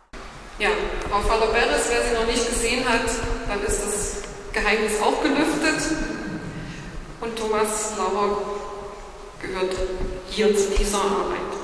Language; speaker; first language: German; native; German